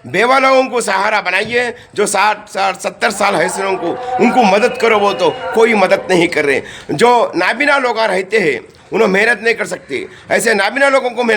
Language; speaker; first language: Hindi; non-native, local second language; Urdu